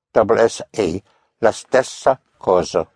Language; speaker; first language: Italian; non-native, fluent; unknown